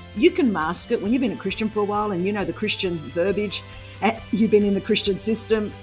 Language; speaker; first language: English; non-native, local second language; Greek